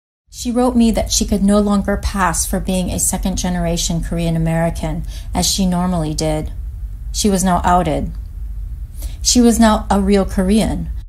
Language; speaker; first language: English; native; English